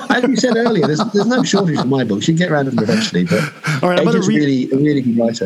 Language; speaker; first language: English; native; English